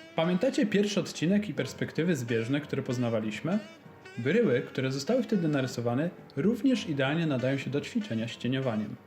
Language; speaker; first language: Polish; native; Polish